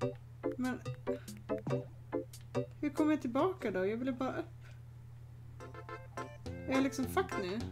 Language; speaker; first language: Swedish; native; Swedish